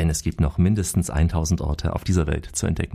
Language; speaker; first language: German; native; German